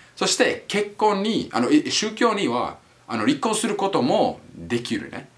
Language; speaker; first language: Japanese; non-native, learner; English